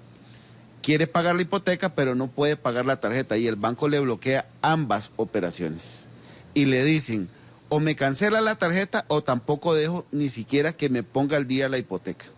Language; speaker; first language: Spanish; native; Spanish